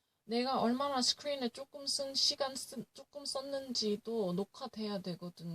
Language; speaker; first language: Korean; early bilingual, heritage; Korean